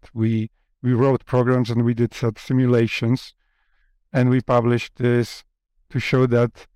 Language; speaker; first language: English; non-native, fluent; Polish